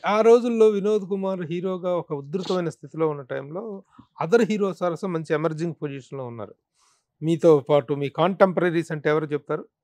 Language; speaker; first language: Telugu; native; Telugu